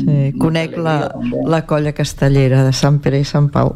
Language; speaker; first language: Catalan; native; Catalan